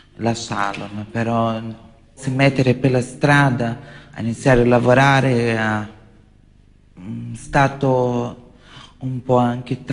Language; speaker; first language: Italian; non-native, learner; Portuguese